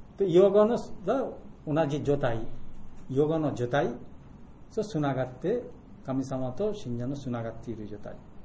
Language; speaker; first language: Japanese; non-native, fluent; Bangla